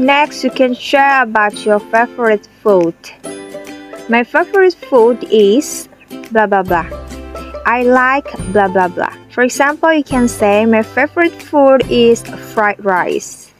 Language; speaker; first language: English; non-native, fluent; Indonesian